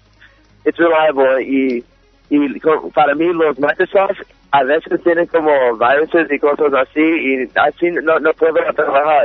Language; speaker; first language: Spanish; early bilingual, heritage; English